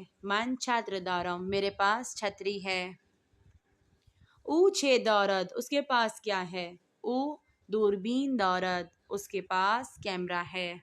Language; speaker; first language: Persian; non-native, fluent; Urdu